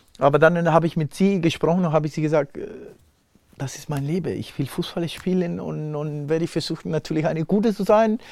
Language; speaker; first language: German; non-native, fluent; Spanish